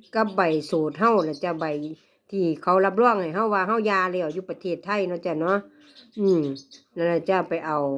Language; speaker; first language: Thai; native; Thai